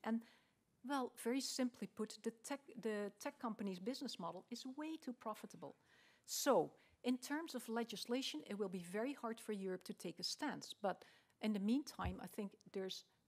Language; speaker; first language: English; non-native, fluent; Dutch